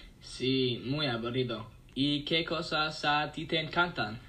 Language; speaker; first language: Spanish; non-native, learner; English